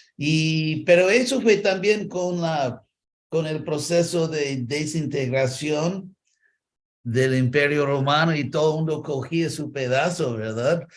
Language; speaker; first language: Spanish; non-native, fluent; English